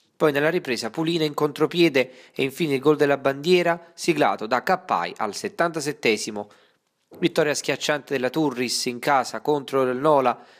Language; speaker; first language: Italian; native; Italian